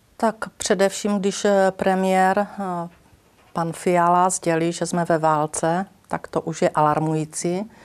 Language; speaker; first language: Czech; native; Czech